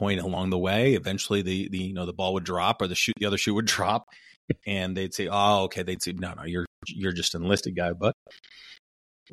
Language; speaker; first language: English; early bilingual, other home language; Spanish